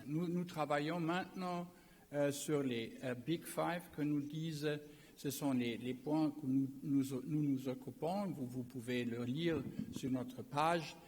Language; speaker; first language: French; non-native, learner; German